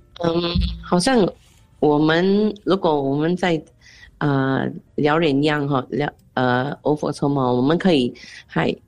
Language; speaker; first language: Chinese; non-native, local second language; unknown